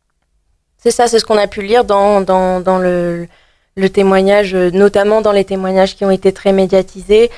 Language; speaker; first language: French; native; French